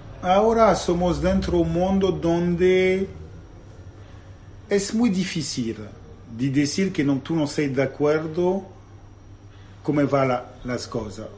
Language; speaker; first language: Spanish; non-native, learner; Italian